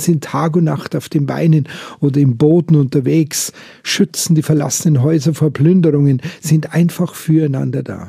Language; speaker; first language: German; native; German